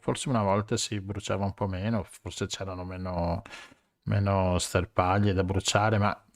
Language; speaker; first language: Italian; native; Italian